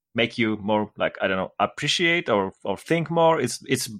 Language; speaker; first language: English; non-native, fluent; Polish